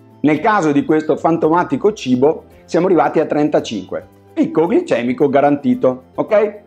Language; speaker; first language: Italian; native; Italian